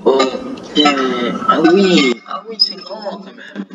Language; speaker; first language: French; native; French